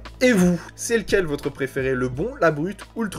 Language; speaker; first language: French; native; French